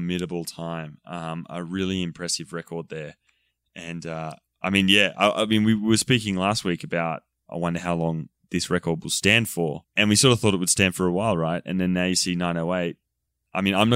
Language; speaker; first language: English; native; English